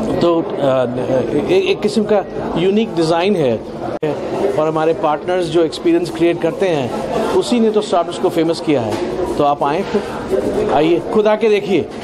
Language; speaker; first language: Hindi; native; Hindi